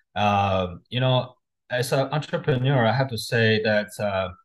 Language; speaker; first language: English; non-native, fluent; Chinese